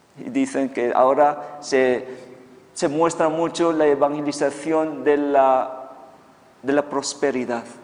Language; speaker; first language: Spanish; non-native, fluent; Filipino